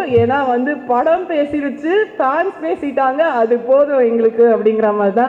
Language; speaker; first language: Tamil; native; Tamil